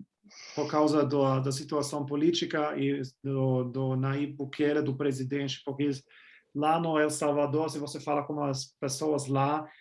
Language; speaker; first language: Portuguese; non-native, fluent; German